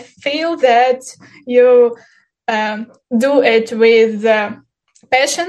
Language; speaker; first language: English; non-native, fluent; Ukrainian